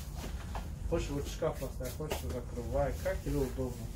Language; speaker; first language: Russian; non-native, fluent; Tajik